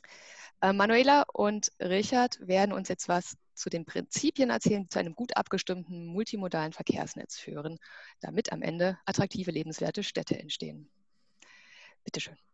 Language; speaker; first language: German; native; German